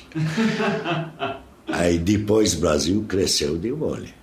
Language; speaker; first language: Portuguese; non-native, learner; Arabic